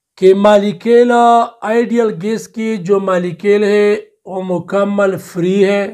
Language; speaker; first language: Urdu; non-native, local second language; Pashto